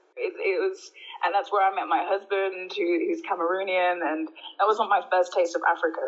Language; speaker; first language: English; native; English